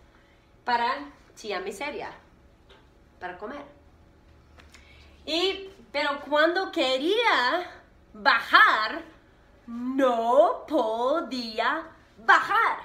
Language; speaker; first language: Spanish; non-native, fluent; English